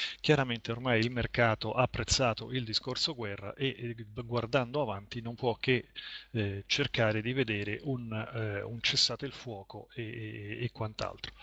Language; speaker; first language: Italian; native; Italian